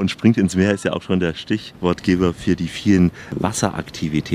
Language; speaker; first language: German; native; German